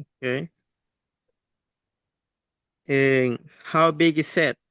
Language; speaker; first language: English; non-native, learner; Spanish